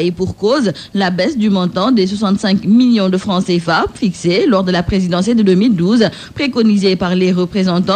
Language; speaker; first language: French; non-native, local second language; Wolof